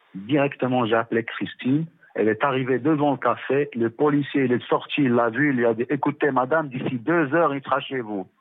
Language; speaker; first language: French; non-native, local second language; Arabic